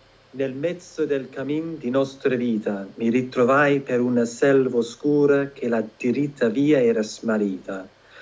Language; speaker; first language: Italian; non-native, fluent; English